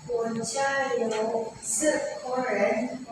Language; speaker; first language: Chinese; non-native, learner; Indonesian